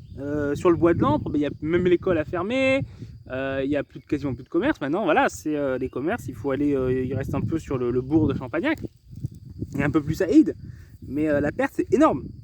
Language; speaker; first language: French; native; French